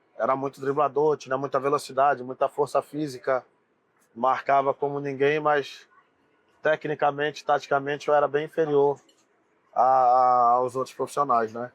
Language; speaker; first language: Portuguese; native; Portuguese